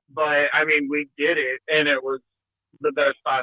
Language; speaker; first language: English; native; English